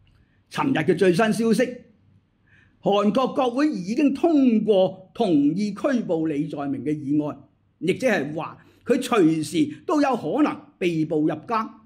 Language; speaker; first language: Chinese; native; Chinese